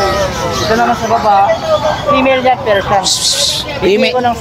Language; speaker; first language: Filipino; native; Filipino